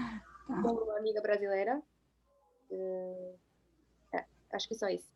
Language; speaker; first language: Portuguese; non-native, fluent; English